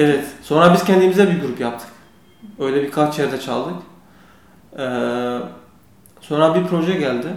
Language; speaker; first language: Turkish; non-native, learner; Kurdish